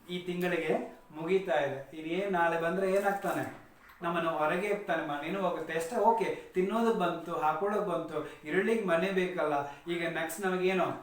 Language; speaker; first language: Kannada; non-native, local second language; Tamil